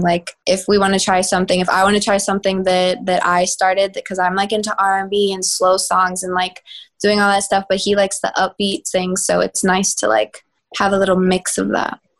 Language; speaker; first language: English; native; English